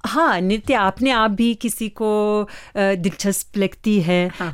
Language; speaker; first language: Hindi; non-native, fluent; Lithuanian